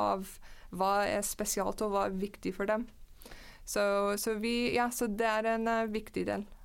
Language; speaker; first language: Norwegian; non-native, fluent; English